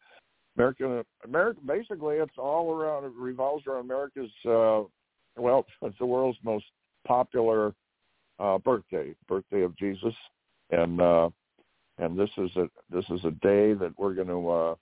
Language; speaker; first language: English; native; English